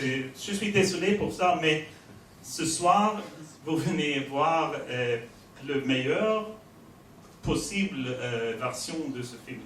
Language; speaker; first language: French; non-native, fluent; Swedish